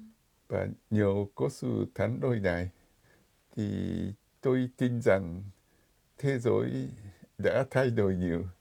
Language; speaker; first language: Vietnamese; non-native, fluent; Japanese